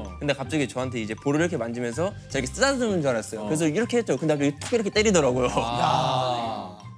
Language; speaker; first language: Korean; native; Korean